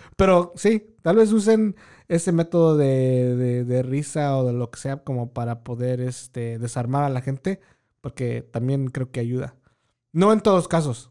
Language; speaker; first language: Spanish; early bilingual, heritage; Spanish